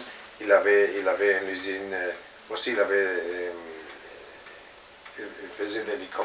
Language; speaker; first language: French; non-native, fluent; Italian